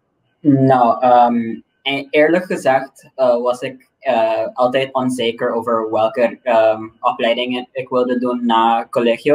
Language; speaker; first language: Dutch; non-native, local second language; Papiamento